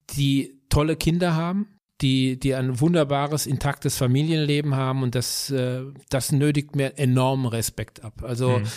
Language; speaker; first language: German; native; German